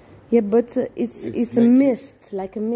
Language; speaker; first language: English; non-native, fluent; Dutch